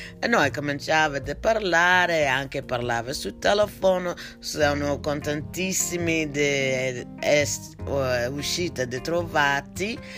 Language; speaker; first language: Italian; non-native, learner; English